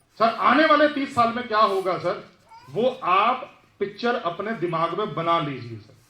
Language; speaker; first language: Hindi; non-native, local second language; Punjabi